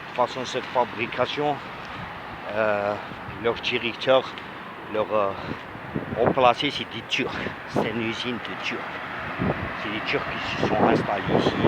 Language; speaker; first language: French; non-native, local second language; Arabic